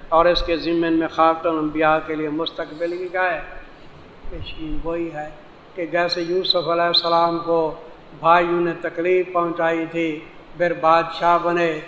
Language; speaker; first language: Urdu; non-native, local second language; Saraiki